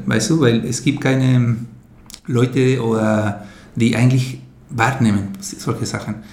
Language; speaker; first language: German; non-native, learner; Spanish